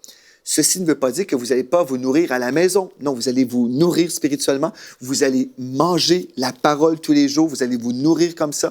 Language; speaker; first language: French; native; French